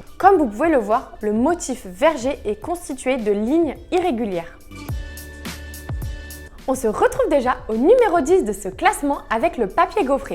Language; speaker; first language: French; native; French